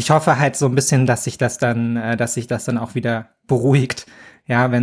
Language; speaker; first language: German; native; German